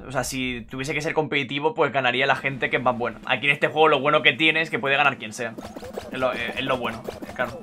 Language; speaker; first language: Spanish; native; Spanish